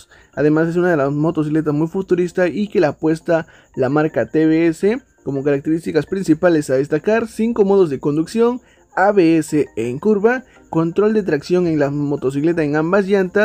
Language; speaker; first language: Spanish; native; Spanish